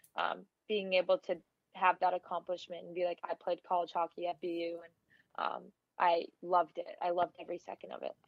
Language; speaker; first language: English; native; English